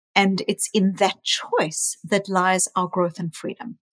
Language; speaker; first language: English; native; English